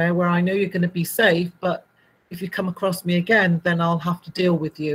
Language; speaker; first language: English; native; English